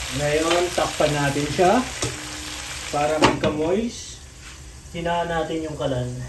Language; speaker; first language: Filipino; non-native, local second language; Pampanga